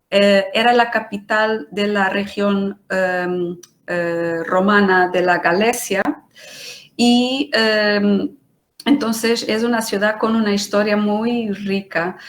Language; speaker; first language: Spanish; non-native, fluent; Portuguese